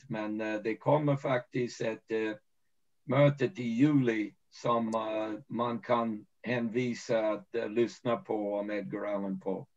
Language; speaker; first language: Swedish; non-native, fluent; English